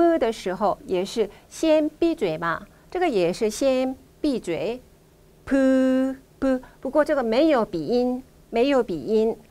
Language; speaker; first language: Chinese; non-native, fluent; Korean